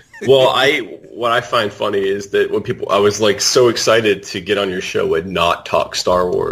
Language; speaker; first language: English; native; English